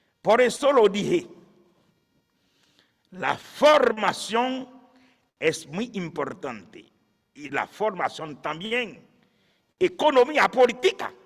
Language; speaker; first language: Spanish; non-native, fluent; Haitian Creole